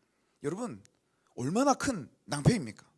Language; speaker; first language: Korean; native; Korean